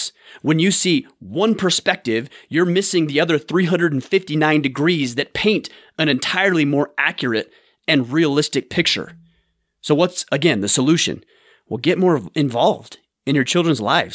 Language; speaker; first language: English; native; English